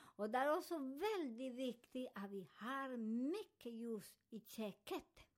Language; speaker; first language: Swedish; non-native, fluent; Spanish